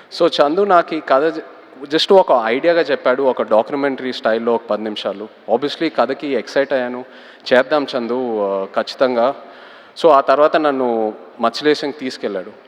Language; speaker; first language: Telugu; native; Telugu